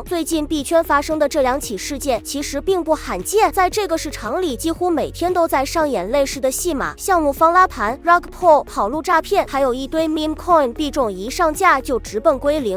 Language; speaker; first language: Chinese; native; Chinese